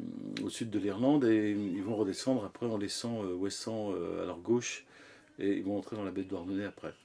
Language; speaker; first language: French; native; French